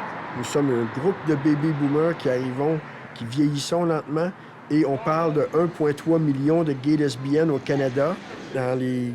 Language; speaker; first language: French; native; French